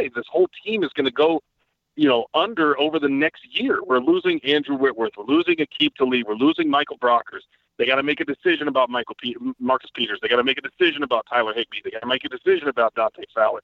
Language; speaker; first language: English; native; English